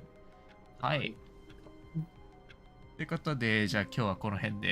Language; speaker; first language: Japanese; native; Japanese